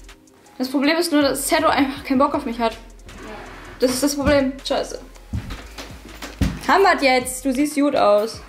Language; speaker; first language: German; native; German